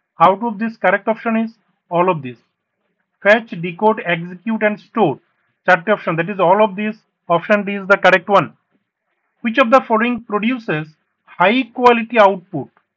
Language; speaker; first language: English; non-native, local second language; Bangla